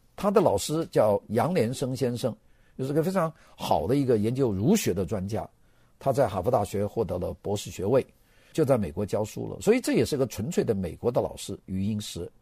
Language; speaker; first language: Chinese; native; Chinese